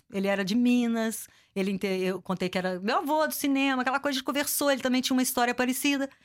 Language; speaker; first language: Portuguese; native; Portuguese